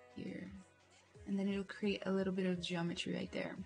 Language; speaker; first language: English; non-native, fluent; Portuguese